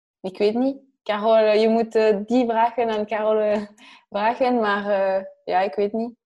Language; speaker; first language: Dutch; non-native, learner; French